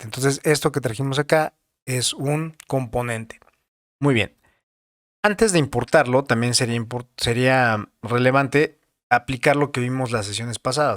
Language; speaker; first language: Spanish; native; Spanish